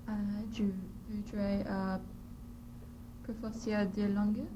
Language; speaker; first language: French; non-native, learner; English